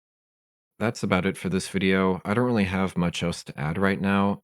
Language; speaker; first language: English; native; English